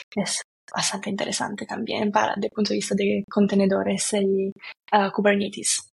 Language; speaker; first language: Spanish; non-native, fluent; Italian